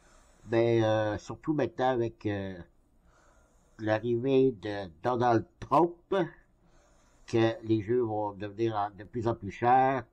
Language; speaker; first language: French; native; French